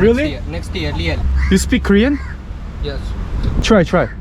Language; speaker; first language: English; non-native, learner; Korean